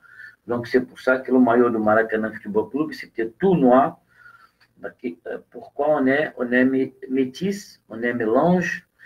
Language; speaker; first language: French; non-native, fluent; Portuguese